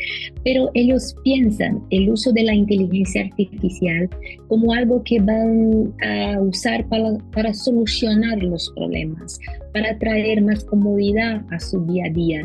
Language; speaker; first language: Spanish; non-native, fluent; Portuguese